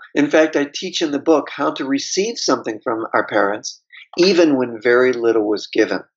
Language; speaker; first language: English; native; English